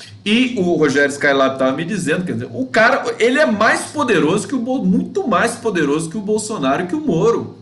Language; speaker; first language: Portuguese; native; Portuguese